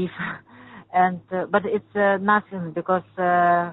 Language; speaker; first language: English; non-native, learner; Ukrainian